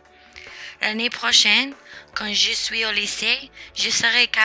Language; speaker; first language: French; non-native, learner; English